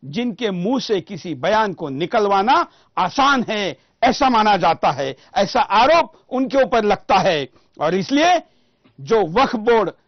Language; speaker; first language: Hindi; non-native, local second language; Marathi